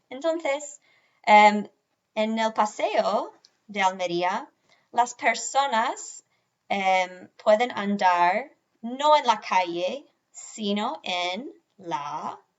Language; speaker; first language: Spanish; non-native, fluent; English